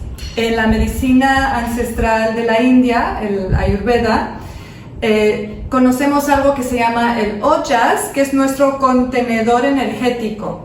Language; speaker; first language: Spanish; non-native, fluent; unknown